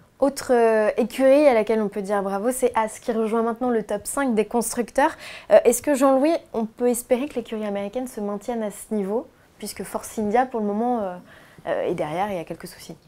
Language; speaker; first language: French; native; French